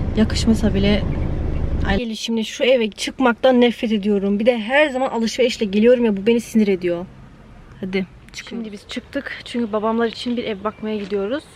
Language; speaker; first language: Turkish; early bilingual, heritage; Turkish